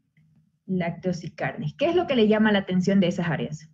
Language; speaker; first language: Spanish; native; Spanish